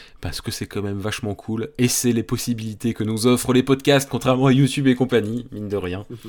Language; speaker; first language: French; native; French